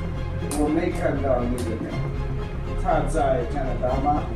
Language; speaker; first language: Chinese; non-native, learner; English